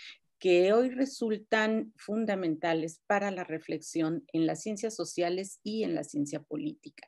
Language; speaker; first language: Spanish; native; Spanish